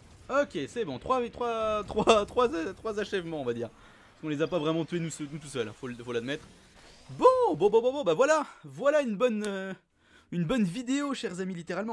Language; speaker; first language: French; native; French